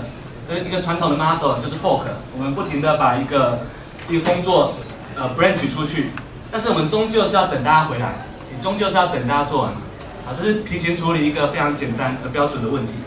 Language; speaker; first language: Chinese; native; Chinese